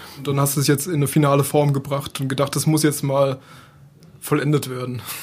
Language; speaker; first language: German; native; German